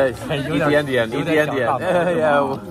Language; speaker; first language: Chinese; non-native, learner; English